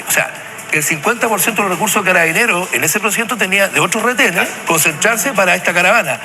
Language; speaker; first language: Spanish; native; Spanish